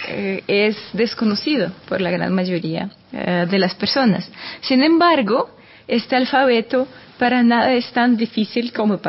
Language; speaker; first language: Spanish; non-native, fluent; Russian